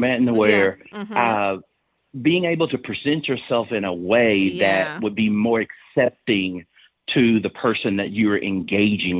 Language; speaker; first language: English; native; English